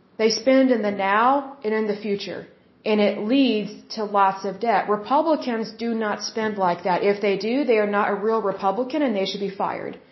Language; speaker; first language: English; native; English